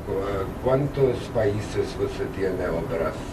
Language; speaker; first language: Portuguese; non-native, learner; Czech